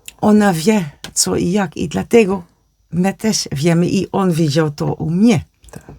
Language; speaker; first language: Polish; non-native, learner; Dutch